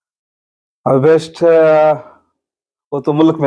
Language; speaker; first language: Hindi; non-native, learner; Bangla